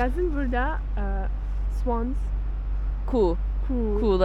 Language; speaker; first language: Turkish; non-native, learner; Russian